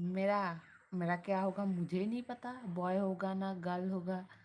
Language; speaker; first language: Hindi; non-native, local second language; Bangla